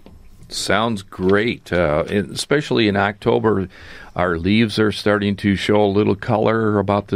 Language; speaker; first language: English; native; English